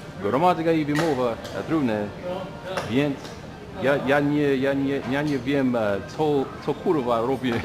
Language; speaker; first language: Polish; non-native, learner; English